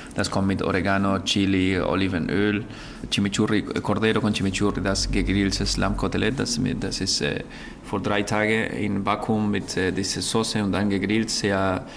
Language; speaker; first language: German; non-native, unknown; Spanish